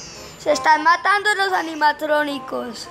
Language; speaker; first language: Spanish; native; Spanish